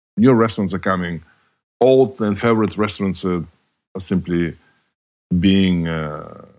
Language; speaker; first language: English; non-native, fluent; Bulgarian